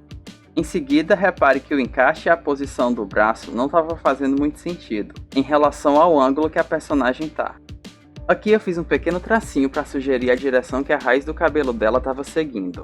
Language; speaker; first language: Portuguese; native; Portuguese